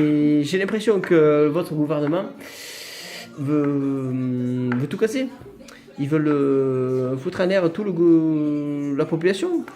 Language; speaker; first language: French; native; French